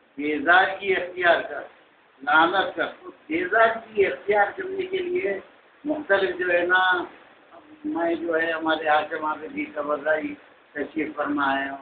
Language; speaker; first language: Urdu; native; Urdu